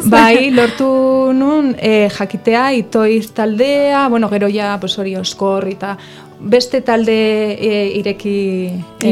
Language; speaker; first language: Basque; non-native, local second language; Spanish